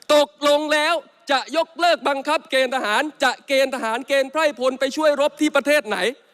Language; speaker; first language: Thai; native; Thai